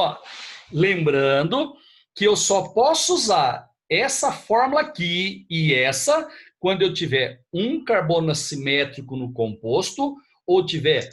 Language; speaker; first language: Portuguese; native; Portuguese